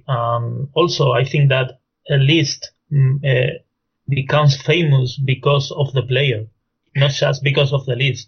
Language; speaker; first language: English; non-native, fluent; Spanish